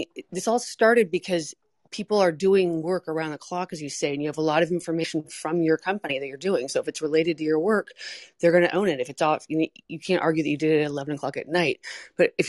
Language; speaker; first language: English; non-native, fluent; Portuguese